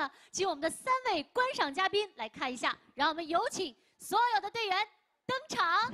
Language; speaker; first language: Chinese; native; Chinese